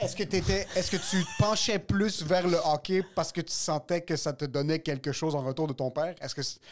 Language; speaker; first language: French; native; French